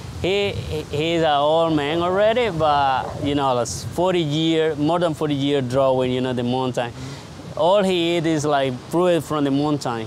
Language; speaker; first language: English; non-native, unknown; Spanish